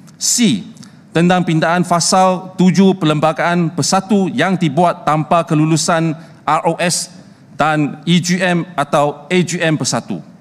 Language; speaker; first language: Malay; non-native, local second language; Chinese